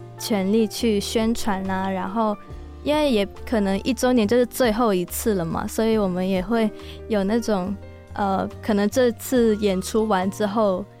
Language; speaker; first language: Chinese; non-native, local second language; Cantonese